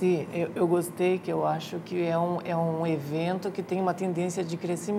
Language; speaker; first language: Spanish; non-native, learner; Portuguese